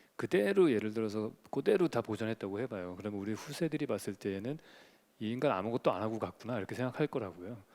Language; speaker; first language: Korean; native; Korean